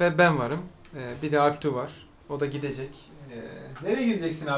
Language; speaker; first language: Turkish; native; Turkish